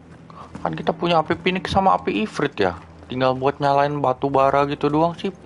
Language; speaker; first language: Indonesian; native; Indonesian